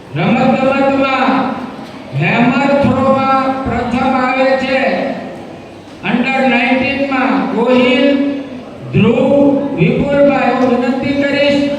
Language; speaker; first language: Gujarati; native; Gujarati